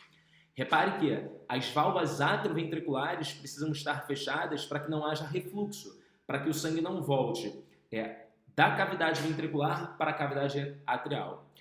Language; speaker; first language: Portuguese; native; Portuguese